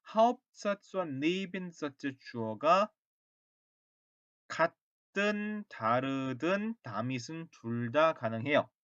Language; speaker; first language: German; non-native, fluent; Korean